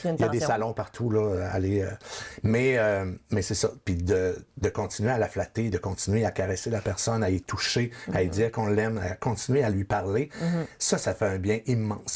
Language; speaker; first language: French; native; French